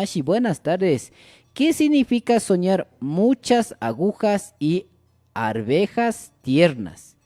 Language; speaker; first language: Spanish; non-native, local second language; Quechua